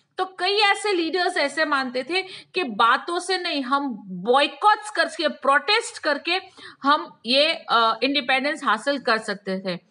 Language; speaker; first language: Hindi; non-native, local second language; Gujarati